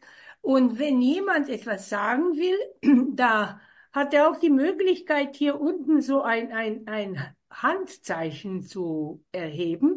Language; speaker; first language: German; non-native, fluent; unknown